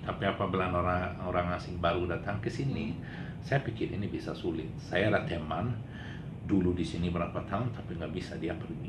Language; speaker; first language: Indonesian; non-native, learner; Swedish